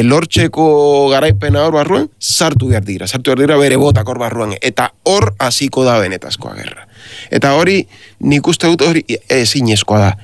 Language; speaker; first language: Basque; non-native, learner; Spanish